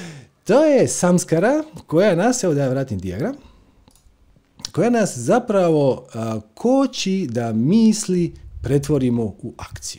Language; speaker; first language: Croatian; native; Croatian